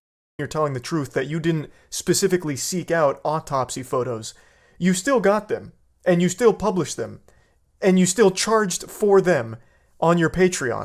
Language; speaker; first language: English; native; English